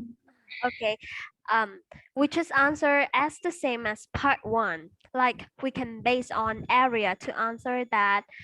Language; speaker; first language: English; non-native, fluent; Vietnamese